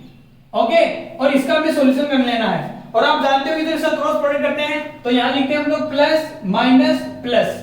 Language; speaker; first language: Hindi; native; Hindi